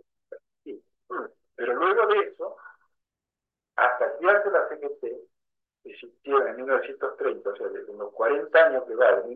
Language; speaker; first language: Spanish; native; Spanish